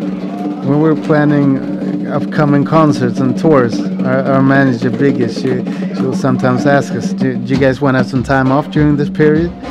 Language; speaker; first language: English; non-native, fluent; Swedish